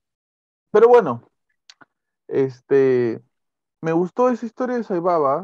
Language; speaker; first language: Spanish; native; Spanish